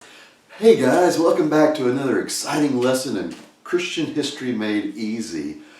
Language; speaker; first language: English; native; English